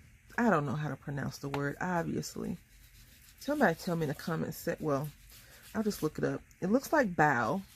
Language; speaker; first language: English; native; English